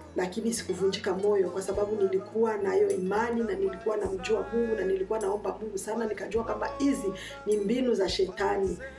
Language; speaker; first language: Swahili; native; Swahili